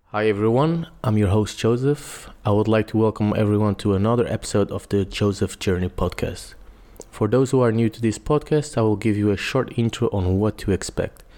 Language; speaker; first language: English; non-native, fluent; Portuguese